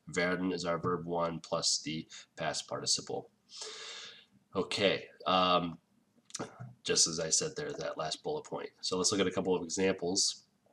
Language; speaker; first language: English; native; English